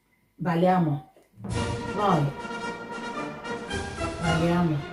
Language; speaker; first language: Italian; non-native, learner; Nigerian Pidgin